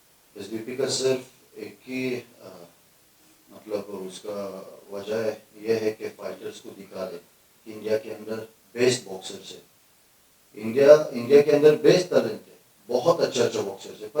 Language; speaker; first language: Hindi; non-native, fluent; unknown